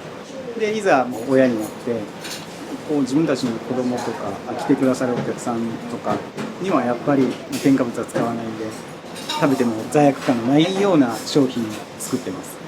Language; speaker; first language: Japanese; native; Japanese